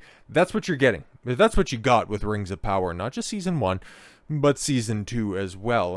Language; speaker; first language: English; native; English